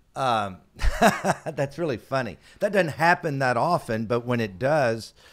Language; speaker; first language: English; native; English